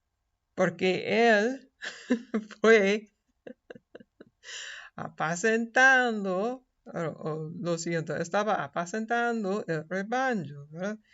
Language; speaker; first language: Spanish; non-native, fluent; English